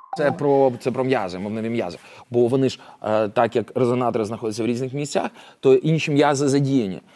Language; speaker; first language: Ukrainian; non-native, local second language; Russian